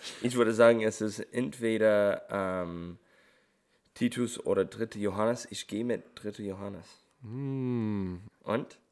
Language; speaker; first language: German; non-native, fluent; English